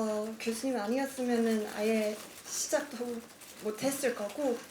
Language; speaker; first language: Korean; non-native, fluent; Cantonese